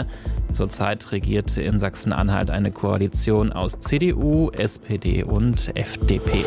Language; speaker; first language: German; native; German